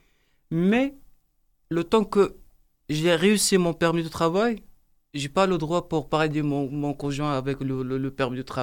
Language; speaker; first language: French; non-native, learner; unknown